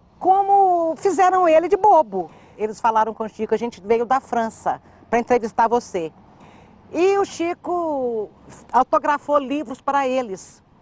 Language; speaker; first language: Portuguese; native; Portuguese